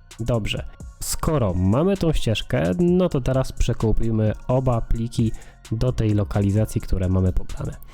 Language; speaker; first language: Polish; native; Polish